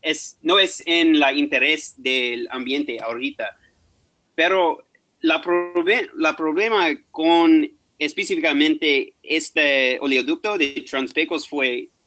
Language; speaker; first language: Spanish; non-native, fluent; English